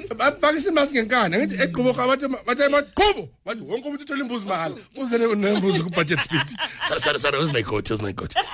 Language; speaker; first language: Zulu; native; Zulu